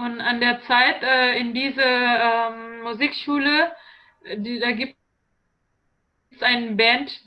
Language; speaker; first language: German; non-native, learner; Indonesian